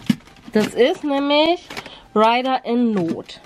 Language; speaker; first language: German; native; German